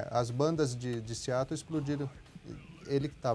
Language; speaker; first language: Portuguese; native; Portuguese